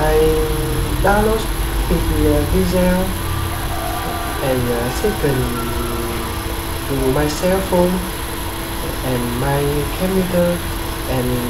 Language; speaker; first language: English; non-native, learner; Vietnamese